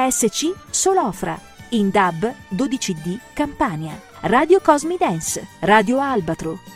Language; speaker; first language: Italian; native; Italian